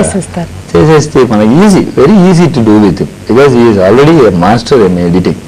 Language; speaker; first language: Telugu; non-native, learner; Tamil